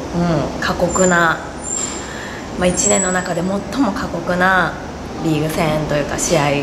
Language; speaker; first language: Japanese; native; Japanese